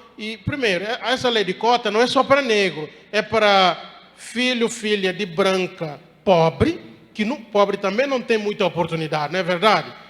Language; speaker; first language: Portuguese; non-native, local second language; Upper Guinea Crioulo